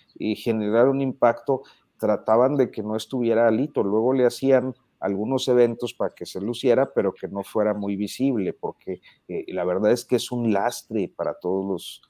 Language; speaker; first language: Spanish; native; Spanish